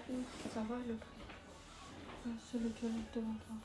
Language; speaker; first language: French; early bilingual, heritage; Turkish